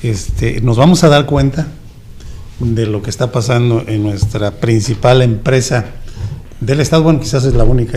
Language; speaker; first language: Spanish; native; Spanish